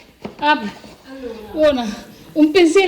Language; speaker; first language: Italian; non-native, learner; Filipino